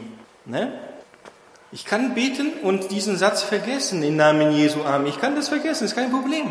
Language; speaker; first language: German; non-native, fluent; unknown